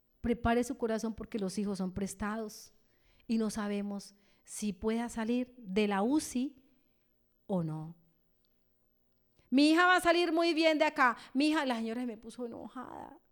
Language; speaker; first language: Spanish; native; Spanish